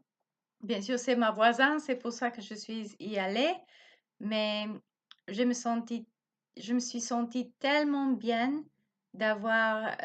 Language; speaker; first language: French; non-native, learner; Spanish